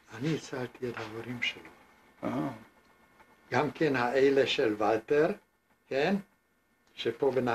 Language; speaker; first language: Hebrew; non-native, fluent; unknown